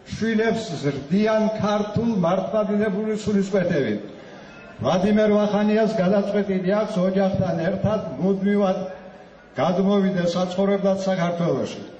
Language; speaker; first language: Georgian; native; Georgian